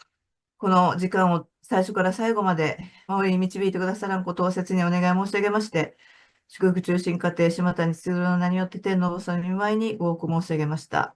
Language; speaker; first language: Japanese; native; Japanese